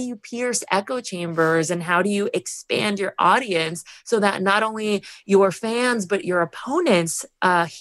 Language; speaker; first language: English; early bilingual, other home language; Spanish